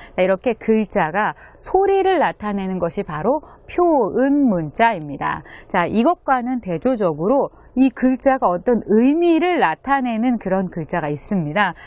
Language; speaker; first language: Korean; native; Korean